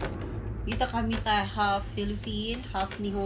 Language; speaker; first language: Japanese; non-native, fluent; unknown